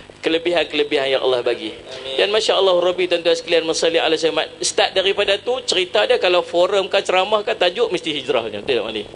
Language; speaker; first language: Malay; native; Malay